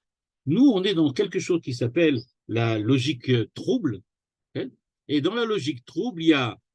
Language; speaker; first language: French; native; French